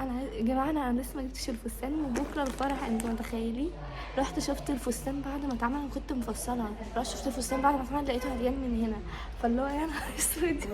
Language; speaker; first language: Arabic; native; Arabic